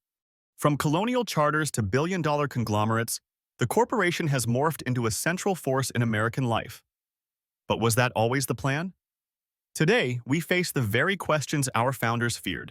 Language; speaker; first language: English; native; English